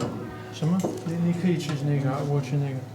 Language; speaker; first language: Chinese; non-native, learner; English